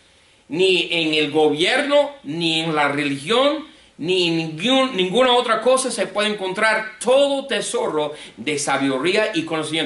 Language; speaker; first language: Spanish; non-native, fluent; English